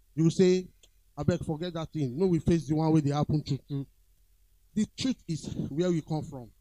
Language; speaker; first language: English; non-native, local second language; Yoruba